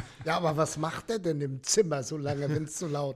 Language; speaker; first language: German; native; German